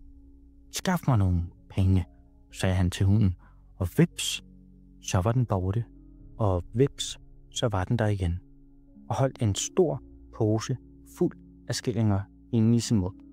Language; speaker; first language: Danish; native; Danish